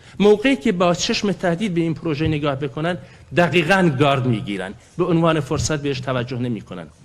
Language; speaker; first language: Persian; non-native, local second language; Kurdish